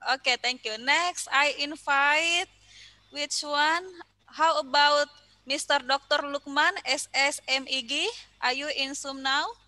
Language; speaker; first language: English; non-native, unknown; Indonesian